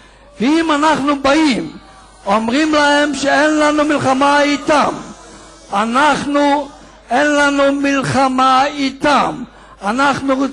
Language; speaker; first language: Hebrew; non-native, fluent; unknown